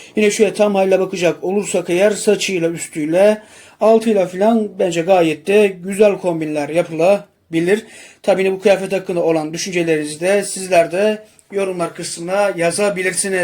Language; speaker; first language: Turkish; native; Turkish